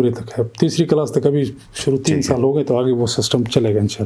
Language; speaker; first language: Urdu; non-native, local second language; Shina